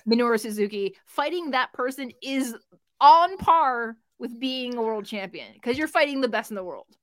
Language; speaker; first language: English; native; English